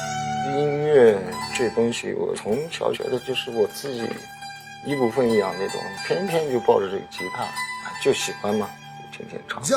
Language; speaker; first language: Chinese; non-native, local second language; Uyghur